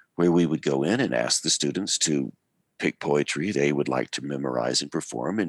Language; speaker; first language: English; native; English